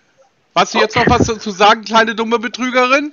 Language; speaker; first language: German; native; German